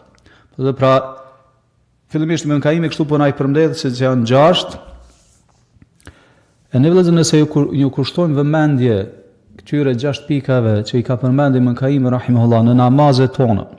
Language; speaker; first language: Albanian; native; Albanian